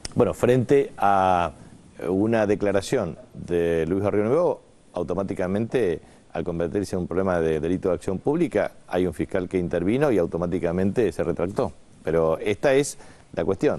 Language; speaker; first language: Spanish; native; Spanish